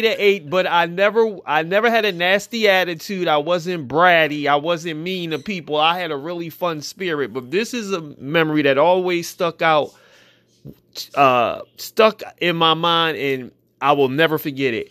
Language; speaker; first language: English; native; English